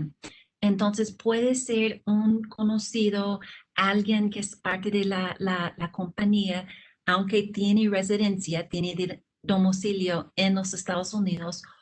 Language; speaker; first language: Spanish; non-native, fluent; English